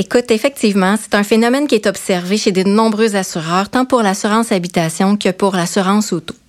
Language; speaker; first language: French; native; French